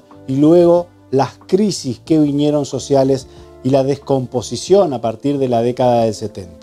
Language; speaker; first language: Spanish; native; Spanish